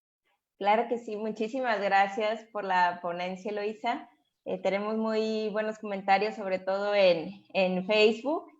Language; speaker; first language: Spanish; native; Spanish